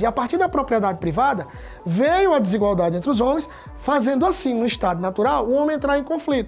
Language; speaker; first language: Portuguese; native; Portuguese